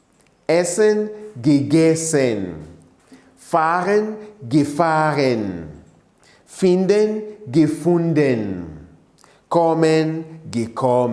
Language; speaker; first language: German; non-native, fluent; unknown